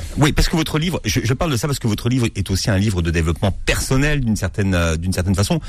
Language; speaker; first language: French; native; French